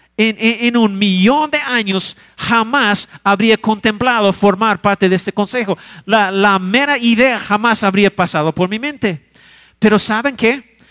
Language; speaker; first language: Spanish; non-native, fluent; English